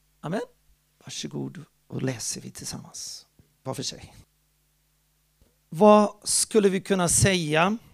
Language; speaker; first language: Swedish; non-native, fluent; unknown